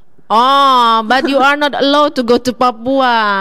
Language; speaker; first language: English; non-native, fluent; Indonesian